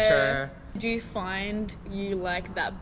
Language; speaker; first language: English; non-native, fluent; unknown